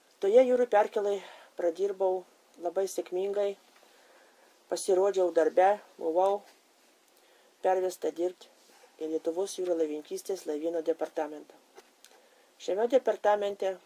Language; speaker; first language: Lithuanian; early bilingual, other home language; Russian